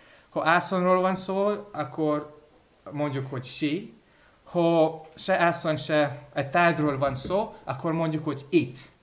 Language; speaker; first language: Hungarian; non-native, fluent; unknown